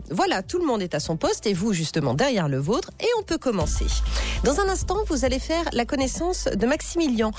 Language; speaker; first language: French; native; French